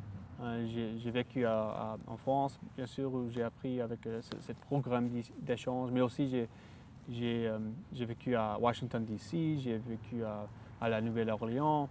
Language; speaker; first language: French; non-native, local second language; English